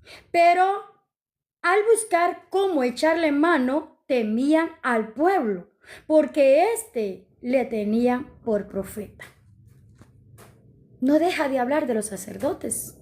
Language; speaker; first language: Spanish; native; Spanish